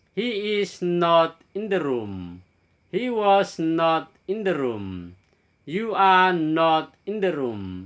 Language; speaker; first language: English; non-native, fluent; Indonesian